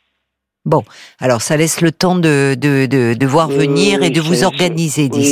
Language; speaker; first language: French; native; French